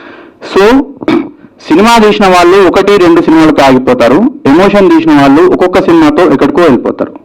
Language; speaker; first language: Telugu; native; Telugu